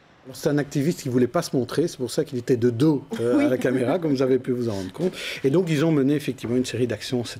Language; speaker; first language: French; native; French